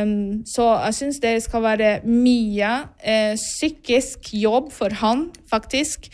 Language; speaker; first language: Norwegian; non-native, fluent; Portuguese